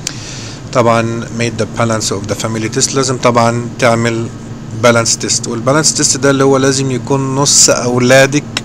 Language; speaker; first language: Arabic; native; Arabic